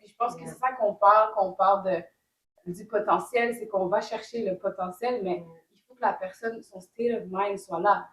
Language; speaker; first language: French; native; French